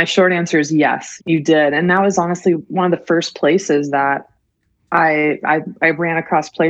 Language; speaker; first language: English; native; English